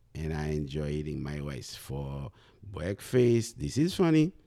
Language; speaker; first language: English; non-native, fluent; Haitian Creole